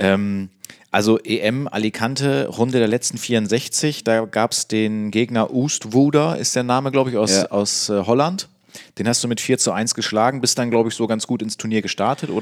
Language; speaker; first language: German; native; German